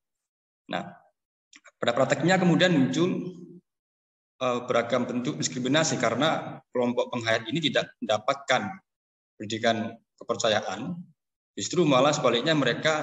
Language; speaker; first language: Indonesian; native; Indonesian